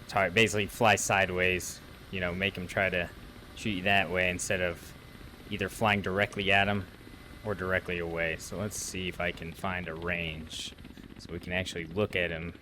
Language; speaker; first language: English; native; English